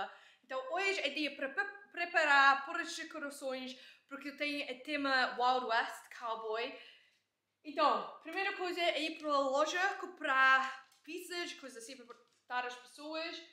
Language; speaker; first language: Portuguese; early bilingual, heritage; Portuguese